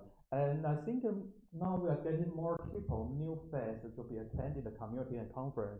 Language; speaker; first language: English; non-native, learner; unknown